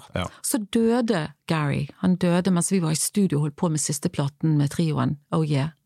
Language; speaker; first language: Norwegian; non-native, fluent; English